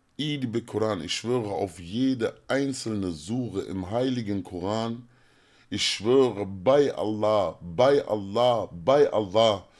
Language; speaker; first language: German; native; German